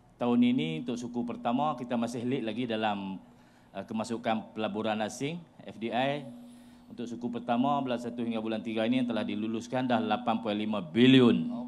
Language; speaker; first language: Malay; native; Malay